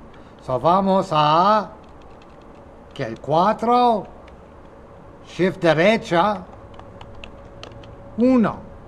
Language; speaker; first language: Spanish; non-native, fluent; English